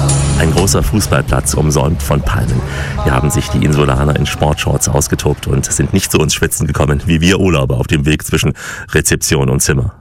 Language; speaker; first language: German; native; German